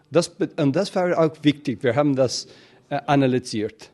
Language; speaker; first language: German; non-native, fluent; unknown